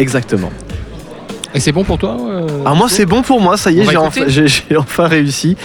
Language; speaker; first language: French; native; French